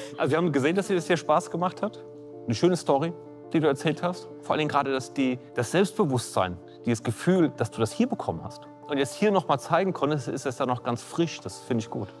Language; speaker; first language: German; native; German